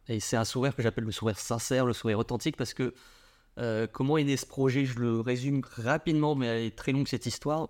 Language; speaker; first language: French; early bilingual, other home language; Vietnamese